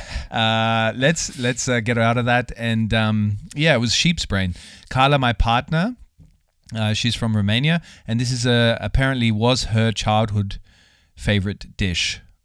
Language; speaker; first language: English; native; English